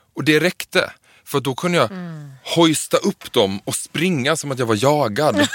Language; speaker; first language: Swedish; native; Swedish